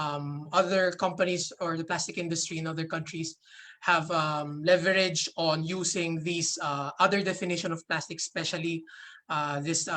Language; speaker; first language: English; non-native, local second language; Filipino